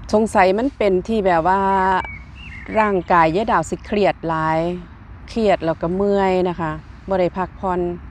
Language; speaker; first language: Thai; native; Thai